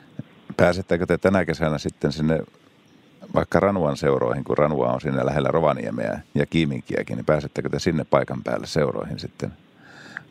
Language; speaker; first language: Finnish; native; Finnish